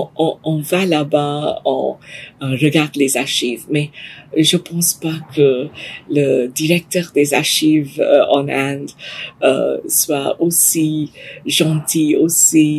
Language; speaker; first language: French; non-native, fluent; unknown